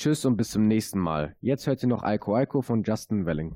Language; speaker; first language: German; native; German